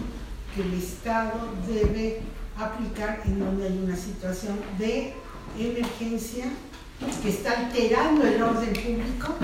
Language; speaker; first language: Spanish; native; Spanish